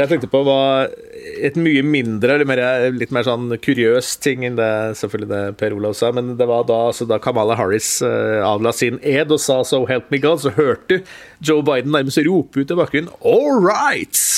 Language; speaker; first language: Norwegian; native; Norwegian